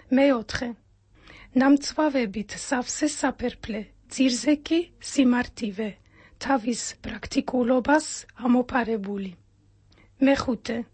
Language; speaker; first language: Georgian; non-native, fluent; Dutch